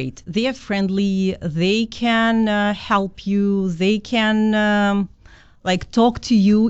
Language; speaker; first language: English; non-native, fluent; Kazakh